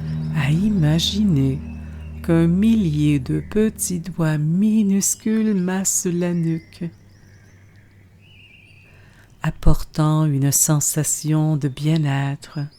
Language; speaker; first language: French; native; French